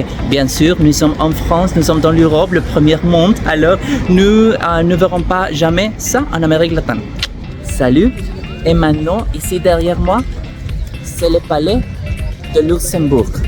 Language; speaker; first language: French; non-native, learner; Spanish